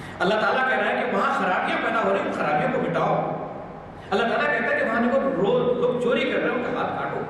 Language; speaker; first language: Urdu; native; Urdu